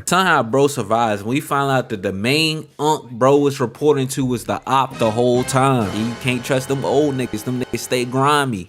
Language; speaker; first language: English; native; English